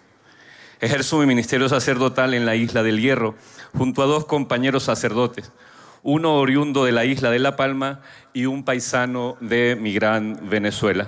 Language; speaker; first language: Spanish; native; Spanish